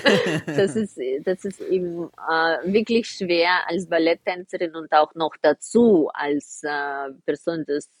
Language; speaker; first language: German; non-native, fluent; Russian